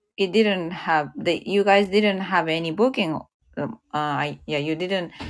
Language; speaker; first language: English; non-native, learner; Japanese